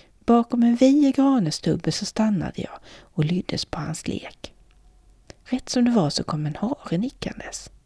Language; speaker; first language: Swedish; native; Swedish